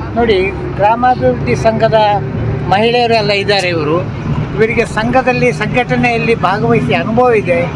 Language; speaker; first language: Kannada; native; Kannada